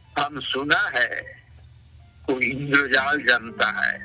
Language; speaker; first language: Hindi; non-native, local second language; Bangla